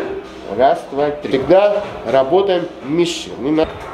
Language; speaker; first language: Russian; non-native, fluent; Greek